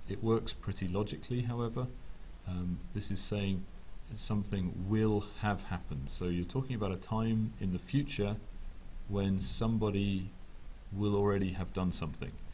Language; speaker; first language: English; native; English